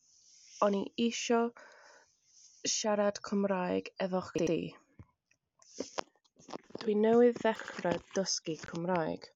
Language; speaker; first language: Welsh; non-native, learner; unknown